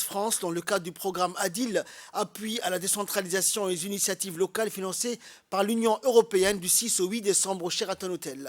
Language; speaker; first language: French; native; French